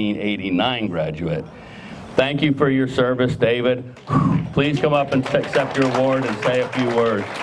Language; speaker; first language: English; native; English